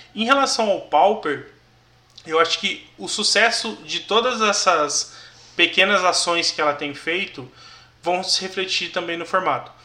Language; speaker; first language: Portuguese; native; Portuguese